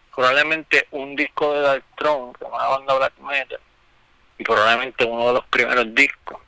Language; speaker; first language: Spanish; native; Spanish